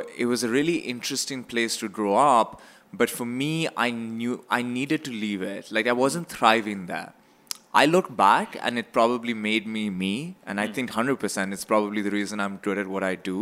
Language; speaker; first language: English; non-native, local second language; Urdu